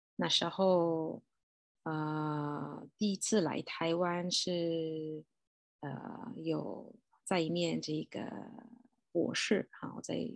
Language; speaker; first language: Chinese; non-native, fluent; Italian